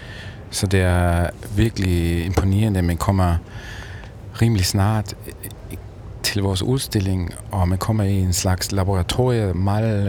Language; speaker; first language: Danish; non-native, fluent; German